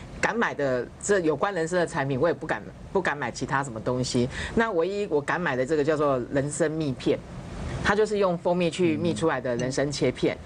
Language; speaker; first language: Chinese; native; Chinese